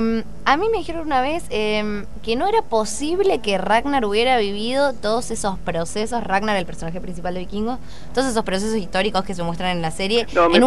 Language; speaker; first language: Spanish; native; Spanish